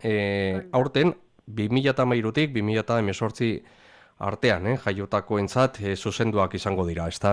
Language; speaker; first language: Basque; native; Basque